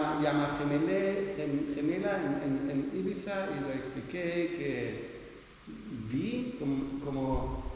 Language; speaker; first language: Spanish; non-native, learner; Dutch